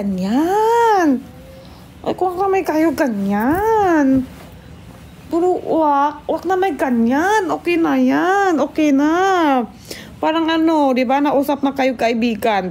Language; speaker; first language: Filipino; non-native, learner; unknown